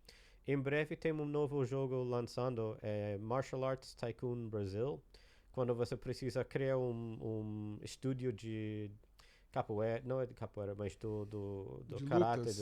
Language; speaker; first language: Portuguese; non-native, learner; English